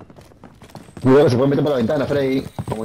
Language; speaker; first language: Spanish; early bilingual, heritage; English